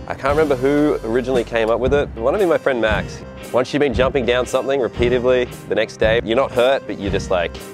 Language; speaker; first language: English; native; English